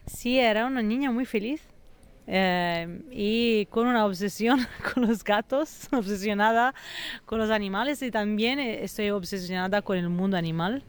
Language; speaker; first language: Spanish; non-native, fluent; Italian